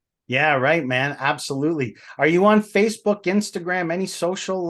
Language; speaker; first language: English; native; English